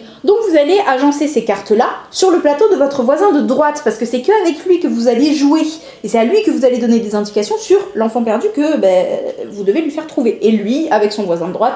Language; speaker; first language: French; native; French